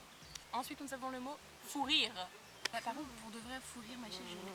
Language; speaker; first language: French; native; French